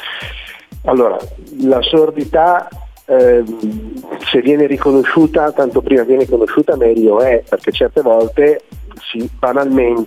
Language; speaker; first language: Italian; native; Italian